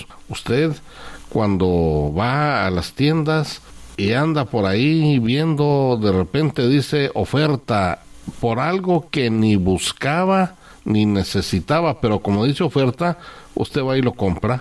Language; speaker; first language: Spanish; native; Spanish